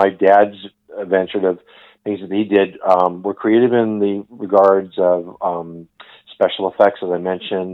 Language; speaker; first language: English; native; English